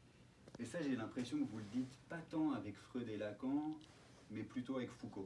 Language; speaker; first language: French; native; French